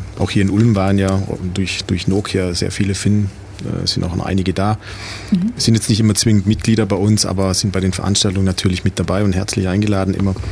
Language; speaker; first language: German; native; German